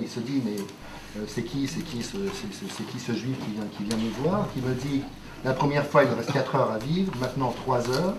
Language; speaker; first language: French; native; French